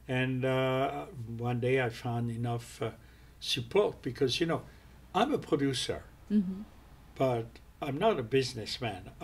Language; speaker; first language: English; non-native, fluent; French